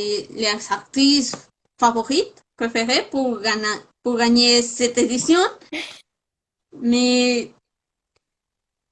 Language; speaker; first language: French; non-native, fluent; Spanish